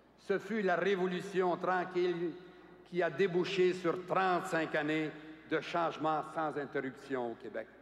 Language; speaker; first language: French; native; French